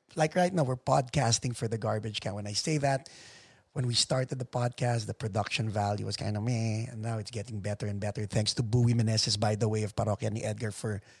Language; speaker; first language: English; non-native, local second language; Filipino